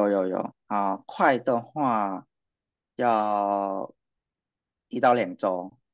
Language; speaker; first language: Chinese; non-native, fluent; Vietnamese